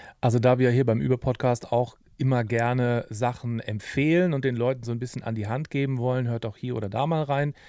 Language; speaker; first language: German; native; German